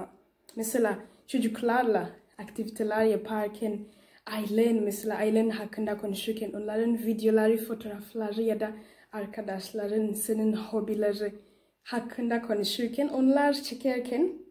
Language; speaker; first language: Turkish; non-native, learner; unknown